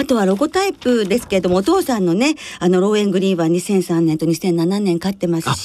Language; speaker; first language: Japanese; native; Japanese